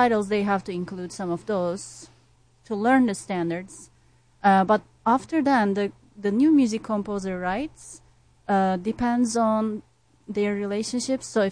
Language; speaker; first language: English; non-native, fluent; Turkish